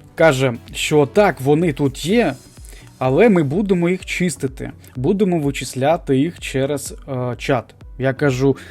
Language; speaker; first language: Ukrainian; non-native, local second language; Russian